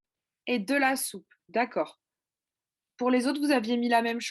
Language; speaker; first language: French; native; French